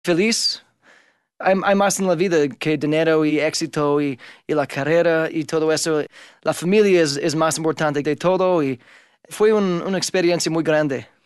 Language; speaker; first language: Spanish; non-native, fluent; English